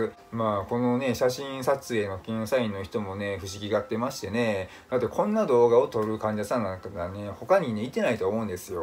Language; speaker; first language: Japanese; native; Japanese